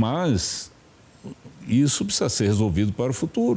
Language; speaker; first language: Portuguese; native; Portuguese